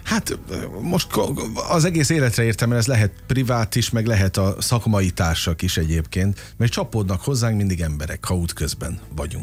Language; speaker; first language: Hungarian; native; Hungarian